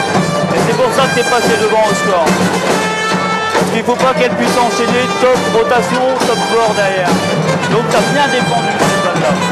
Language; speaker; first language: French; native; French